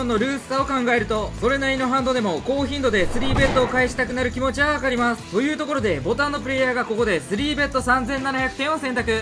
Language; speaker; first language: Japanese; native; Japanese